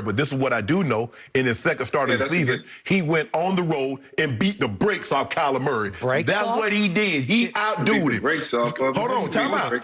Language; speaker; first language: English; native; English